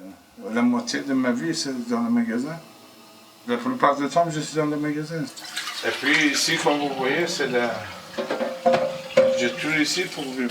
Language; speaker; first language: French; non-native, fluent; Persian